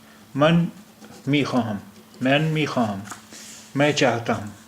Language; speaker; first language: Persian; non-native, fluent; Urdu